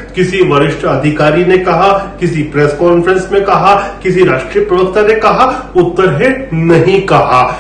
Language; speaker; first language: Hindi; native; Hindi